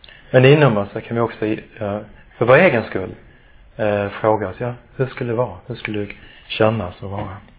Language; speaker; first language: Swedish; native; Swedish